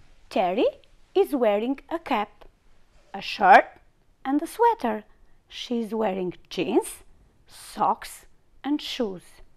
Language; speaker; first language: English; non-native, fluent; Albanian